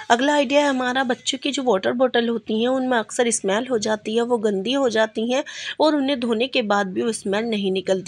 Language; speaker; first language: Hindi; native; Hindi